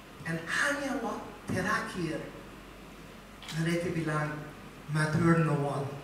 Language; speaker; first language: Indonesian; non-native, learner; English